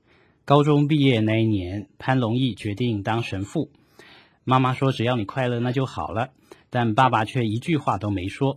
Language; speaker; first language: Chinese; native; Chinese